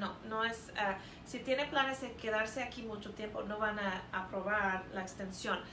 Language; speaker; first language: Spanish; non-native, fluent; English